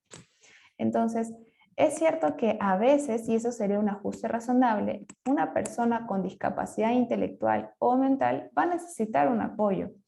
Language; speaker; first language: Spanish; native; Spanish